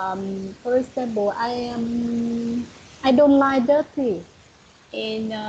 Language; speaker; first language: English; non-native, learner; Vietnamese